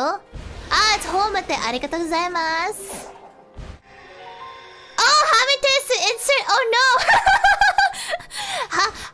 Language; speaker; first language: Japanese; non-native, learner; English